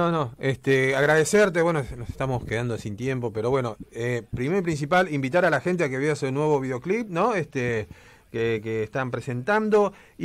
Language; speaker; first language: Spanish; native; Spanish